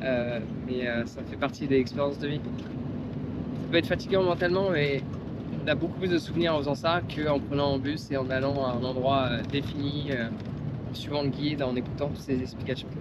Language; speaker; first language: French; native; French